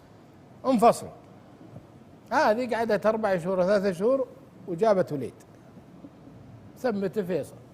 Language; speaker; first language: Arabic; native; Arabic